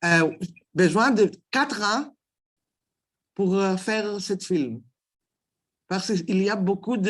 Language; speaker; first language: French; non-native, learner; Greek